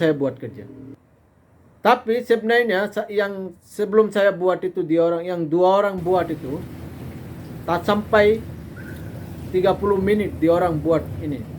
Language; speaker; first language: Indonesian; non-native, fluent; Bangla